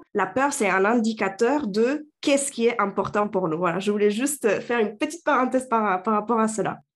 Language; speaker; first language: French; non-native, fluent; Romanian